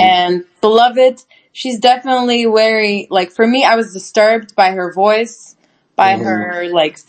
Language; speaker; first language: English; non-native, fluent; Turkish